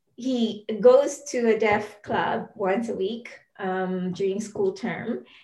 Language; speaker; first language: English; non-native, local second language; Filipino